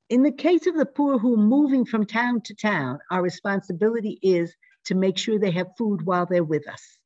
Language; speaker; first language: English; native; English